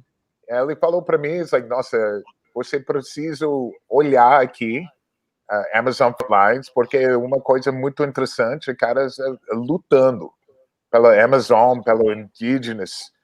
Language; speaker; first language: Portuguese; non-native, learner; English